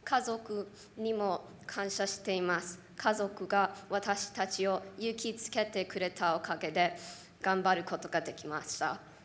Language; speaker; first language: Japanese; non-native, learner; English